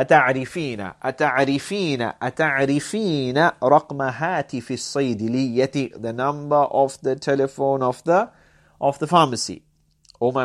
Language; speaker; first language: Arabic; non-native, fluent; English